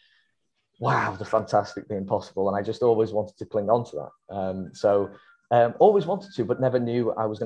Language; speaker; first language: English; native; English